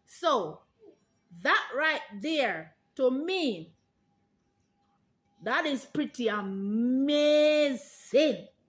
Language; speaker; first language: English; non-native, local second language; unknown